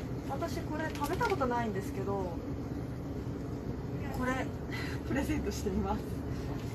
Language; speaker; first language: Japanese; non-native, fluent; Korean